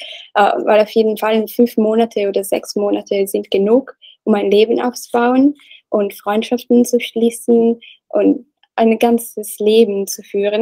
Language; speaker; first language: German; non-native, learner; Italian